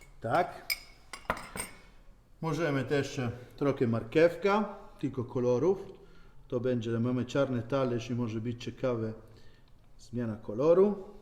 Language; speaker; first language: Polish; non-native, learner; Italian